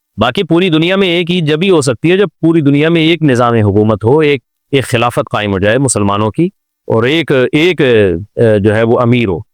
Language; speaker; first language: Urdu; native; Urdu